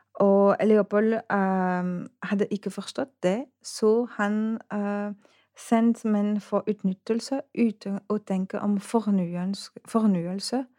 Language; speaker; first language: Norwegian; non-native, fluent; French